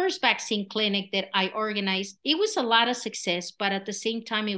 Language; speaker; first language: English; non-native, fluent; Spanish